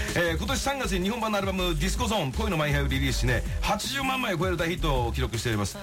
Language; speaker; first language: Japanese; native; Japanese